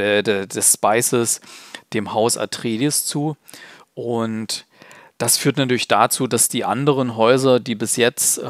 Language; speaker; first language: German; native; German